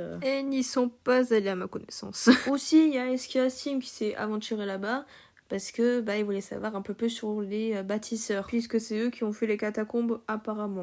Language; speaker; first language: French; native; French